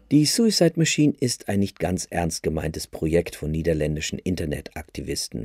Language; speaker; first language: German; native; German